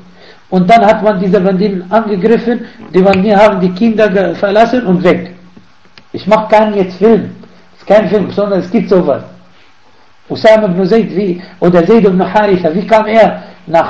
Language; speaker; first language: German; non-native, fluent; Arabic